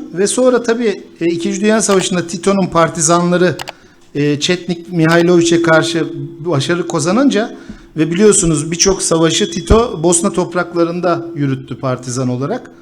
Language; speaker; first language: Turkish; native; Turkish